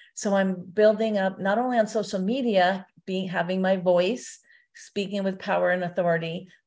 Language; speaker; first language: English; native; English